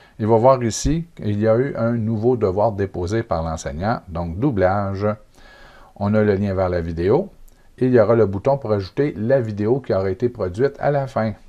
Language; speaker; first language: French; native; French